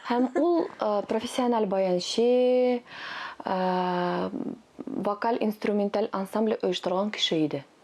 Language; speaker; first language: Tatar; non-native, local second language; Russian